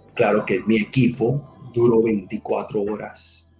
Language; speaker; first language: Spanish; early bilingual, heritage; Spanish